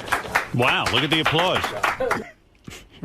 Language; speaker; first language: English; native; English